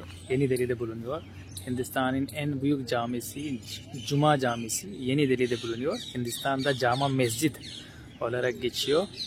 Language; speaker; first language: Turkish; non-native, fluent; Hindi